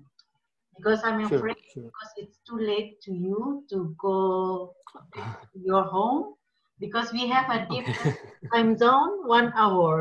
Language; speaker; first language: English; non-native, learner; Indonesian